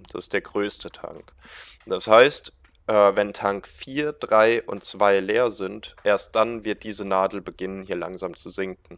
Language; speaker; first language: German; native; German